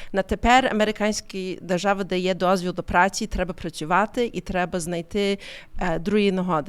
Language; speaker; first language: Ukrainian; early bilingual, heritage; Ukrainian